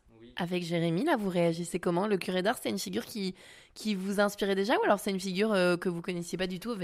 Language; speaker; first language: French; native; French